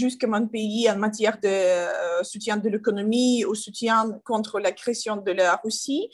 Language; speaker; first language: French; non-native, learner; Ukrainian